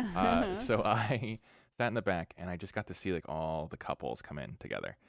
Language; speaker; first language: English; native; English